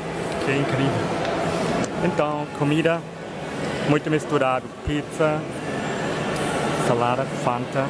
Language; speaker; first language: Portuguese; non-native, fluent; German